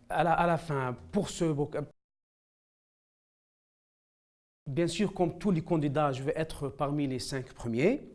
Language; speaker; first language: French; non-native, local second language; Arabic